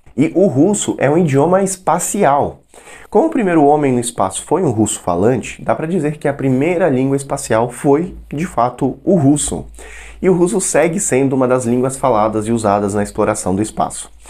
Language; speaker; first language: Portuguese; non-native, fluent; Russian